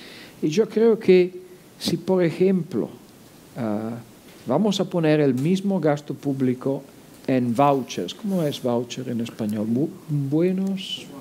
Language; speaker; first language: Spanish; non-native, fluent; Italian